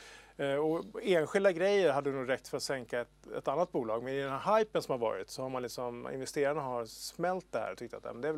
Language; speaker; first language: Swedish; native; Swedish